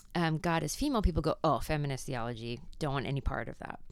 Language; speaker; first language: English; native; English